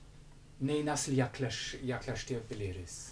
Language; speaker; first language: Turkish; non-native, learner; German